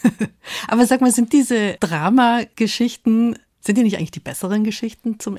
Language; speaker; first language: German; native; German